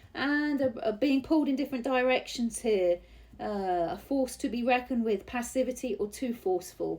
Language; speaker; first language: English; native; English